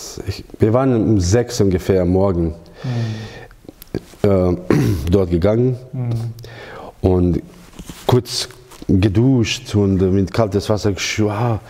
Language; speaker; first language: German; non-native, learner; Croatian